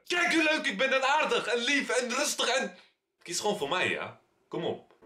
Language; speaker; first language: Dutch; early bilingual, other home language; Turkish